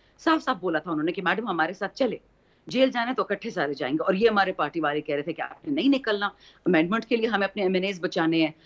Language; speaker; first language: Urdu; non-native, local second language; Pashto